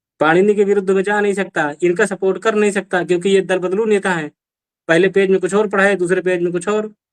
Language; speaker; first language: Hindi; native; Hindi